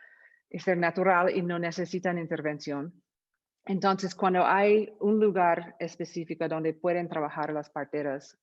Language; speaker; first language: Spanish; non-native, fluent; English